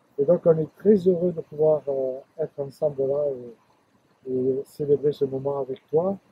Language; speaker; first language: French; native; French